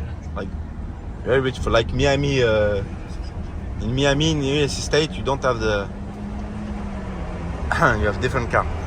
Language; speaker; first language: English; non-native, learner; French